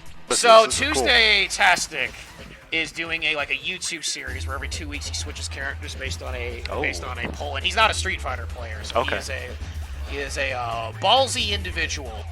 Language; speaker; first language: English; native; English